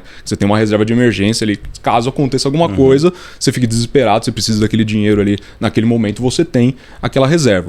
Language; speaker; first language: Portuguese; native; Portuguese